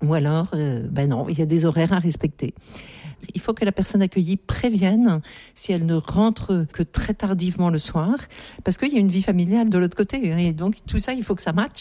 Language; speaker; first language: French; native; French